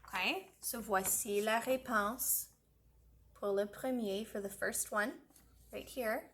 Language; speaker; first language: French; non-native, fluent; English